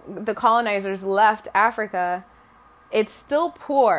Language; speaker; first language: English; non-native, local second language; Bemba